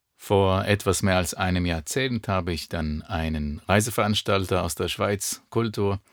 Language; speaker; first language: German; non-native, fluent; Hebrew